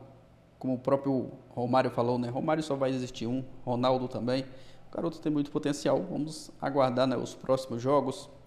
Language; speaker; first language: Portuguese; native; Portuguese